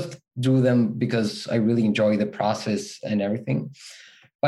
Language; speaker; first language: English; non-native, fluent; Spanish